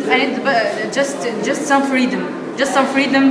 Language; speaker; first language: English; non-native, learner; Arabic